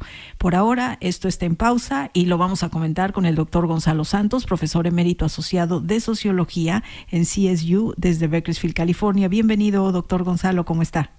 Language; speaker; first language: Spanish; native; Spanish